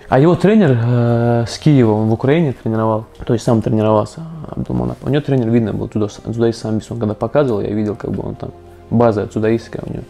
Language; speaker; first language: Russian; early bilingual, other home language; Azerbaijani